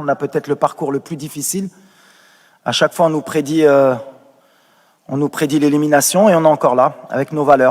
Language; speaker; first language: French; native; French